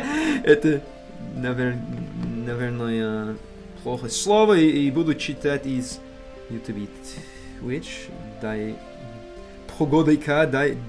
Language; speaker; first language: Russian; non-native, learner; English